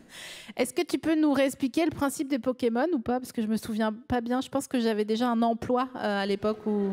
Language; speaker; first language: French; native; French